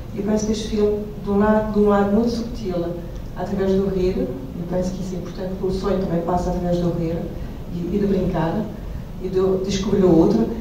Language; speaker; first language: Portuguese; non-native, fluent; French